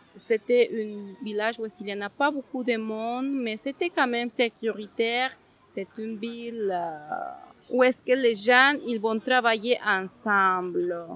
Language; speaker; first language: French; non-native, fluent; Spanish